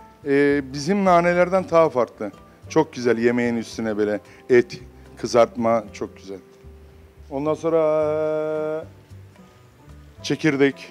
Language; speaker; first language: Turkish; non-native, learner; Arabic